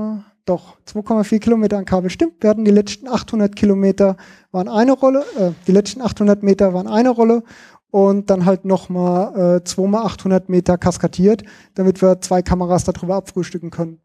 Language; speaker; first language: German; native; German